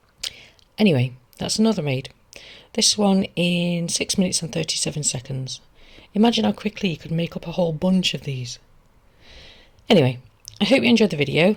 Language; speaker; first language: English; native; English